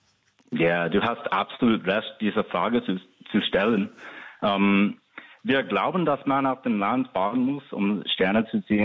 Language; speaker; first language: German; non-native, fluent; English